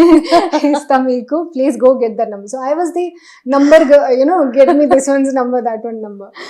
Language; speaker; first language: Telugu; non-native, learner; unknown